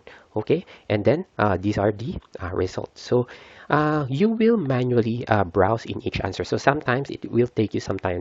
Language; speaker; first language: English; non-native, fluent; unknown